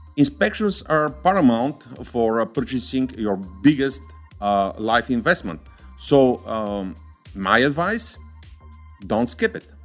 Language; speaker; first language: English; non-native, fluent; Bulgarian